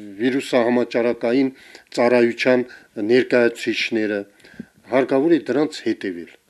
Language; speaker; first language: Armenian; native; Armenian